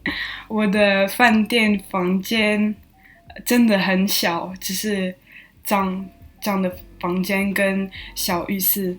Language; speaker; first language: Chinese; non-native, learner; French